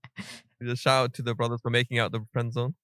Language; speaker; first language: English; native; English